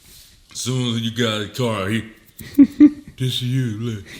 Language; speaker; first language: English; native; English